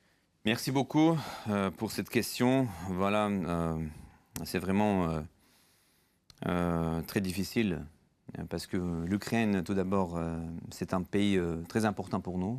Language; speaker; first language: French; non-native, fluent; Georgian